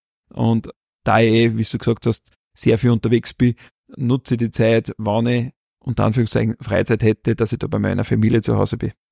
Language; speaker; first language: German; native; German